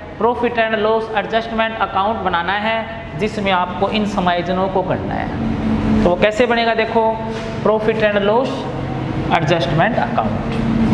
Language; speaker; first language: Hindi; native; Hindi